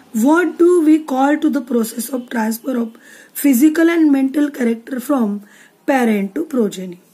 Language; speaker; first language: English; non-native, local second language; Marathi